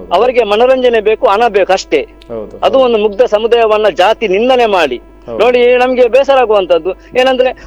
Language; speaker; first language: Kannada; non-native, local second language; Tulu